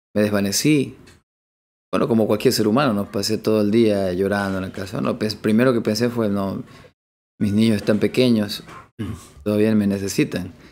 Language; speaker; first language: Spanish; native; Spanish